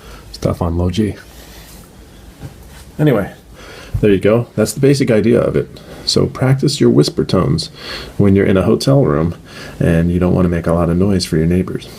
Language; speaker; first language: English; native; English